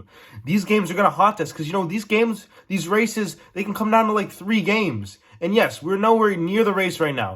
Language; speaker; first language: English; native; English